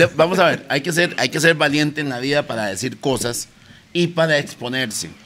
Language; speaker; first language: Spanish; native; Spanish